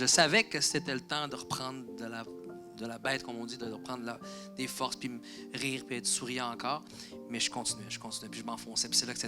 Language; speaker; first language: French; native; French